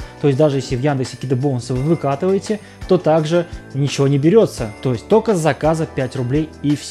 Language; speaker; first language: Russian; native; Russian